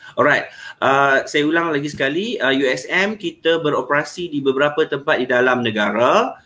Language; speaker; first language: Malay; native; Malay